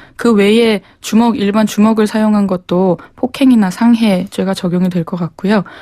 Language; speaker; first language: Korean; native; Korean